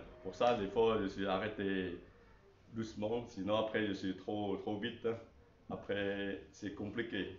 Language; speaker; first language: French; non-native, learner; Chinese